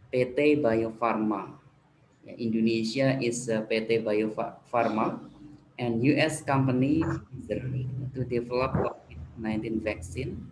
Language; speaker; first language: English; non-native, fluent; Indonesian